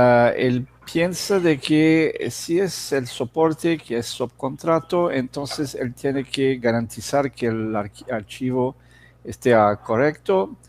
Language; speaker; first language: Spanish; non-native, fluent; Portuguese